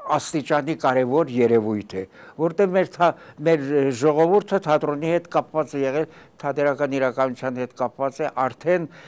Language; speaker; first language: Armenian; early bilingual, heritage; Armenian